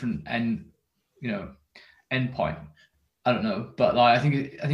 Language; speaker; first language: English; native; English